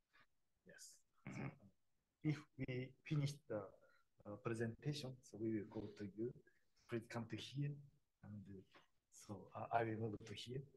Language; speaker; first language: English; non-native, learner; Japanese